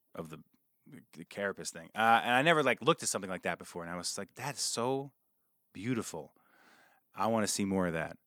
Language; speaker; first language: English; native; English